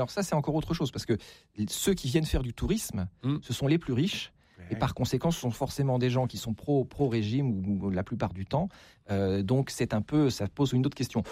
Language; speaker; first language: French; native; French